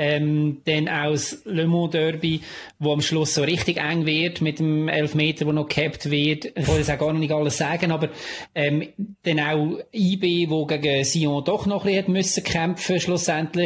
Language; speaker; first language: German; native; German